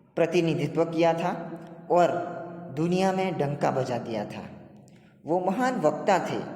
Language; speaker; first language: Hindi; non-native, local second language; Gujarati